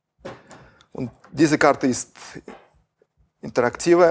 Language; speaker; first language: German; non-native, fluent; Russian